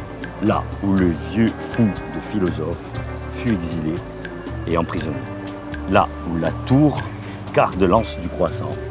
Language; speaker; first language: French; native; French